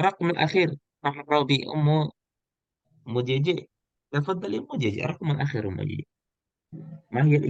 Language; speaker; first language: Arabic; non-native, fluent; Indonesian